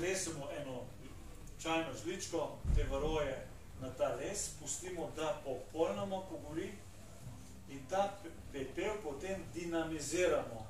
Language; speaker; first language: Slovenian; native; Slovenian